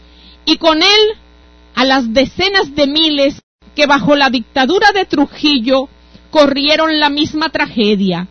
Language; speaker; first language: Spanish; native; Spanish